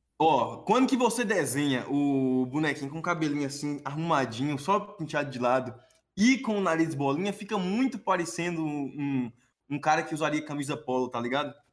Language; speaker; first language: Portuguese; native; Portuguese